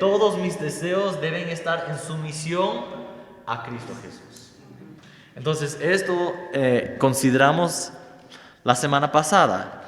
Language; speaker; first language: Spanish; non-native, fluent; English